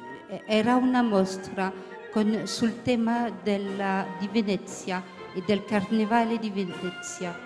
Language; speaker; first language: Italian; early bilingual, heritage; French